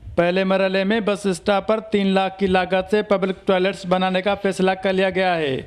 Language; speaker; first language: Urdu; non-native, local second language; Sindhi